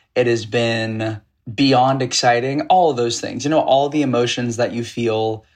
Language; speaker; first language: English; native; English